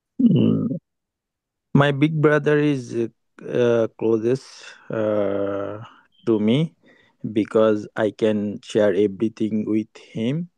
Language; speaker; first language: English; non-native, learner; Bangla